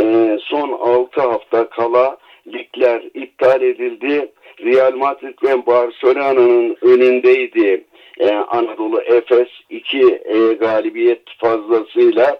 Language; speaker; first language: Turkish; native; Turkish